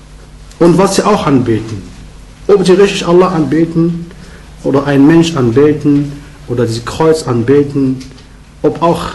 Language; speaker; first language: German; non-native, learner; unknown